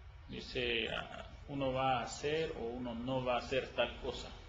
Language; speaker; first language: Spanish; early bilingual, heritage; Spanish